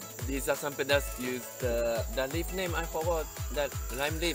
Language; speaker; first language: English; non-native, learner; Japanese